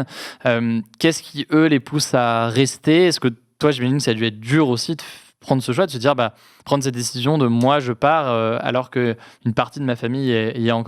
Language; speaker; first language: French; native; French